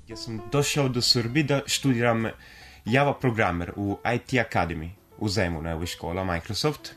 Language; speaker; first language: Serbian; early bilingual, heritage; Italian